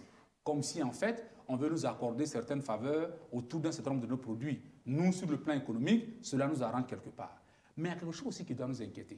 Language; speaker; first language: French; native; French